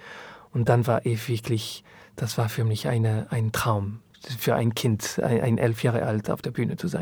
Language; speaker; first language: German; non-native, learner; French